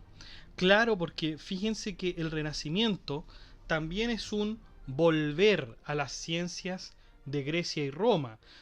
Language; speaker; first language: Spanish; native; Spanish